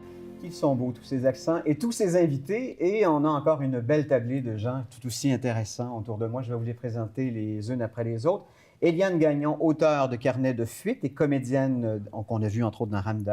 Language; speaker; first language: French; native; French